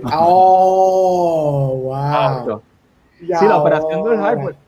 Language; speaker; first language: Spanish; native; Spanish